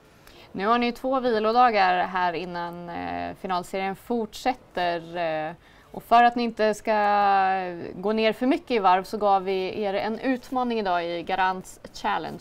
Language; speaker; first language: Swedish; native; Swedish